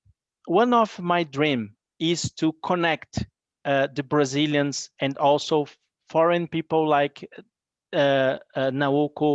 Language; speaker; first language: English; non-native, fluent; Portuguese